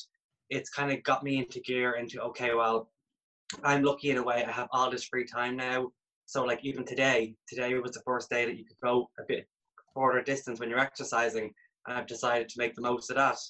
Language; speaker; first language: English; native; English